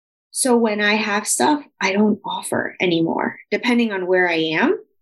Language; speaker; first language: English; early bilingual, other home language; Spanish